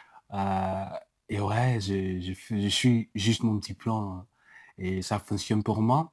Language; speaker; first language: French; non-native, learner; English